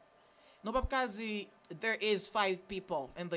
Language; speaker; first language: English; non-native, fluent; Haitian Creole